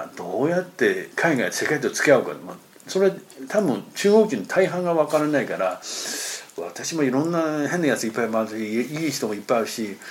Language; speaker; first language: Japanese; non-native, fluent; Chinese